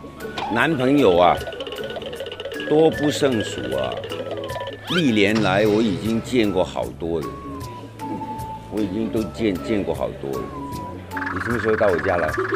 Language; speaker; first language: Chinese; non-native, local second language; Cantonese